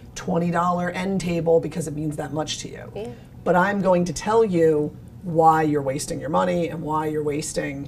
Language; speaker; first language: English; native; English